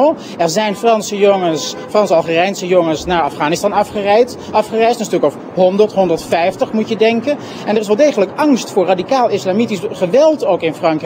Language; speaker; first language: Dutch; native; Dutch